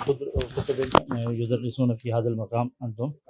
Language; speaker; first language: Arabic; non-native, learner; Urdu